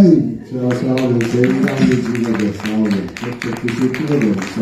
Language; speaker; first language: Turkish; native; Turkish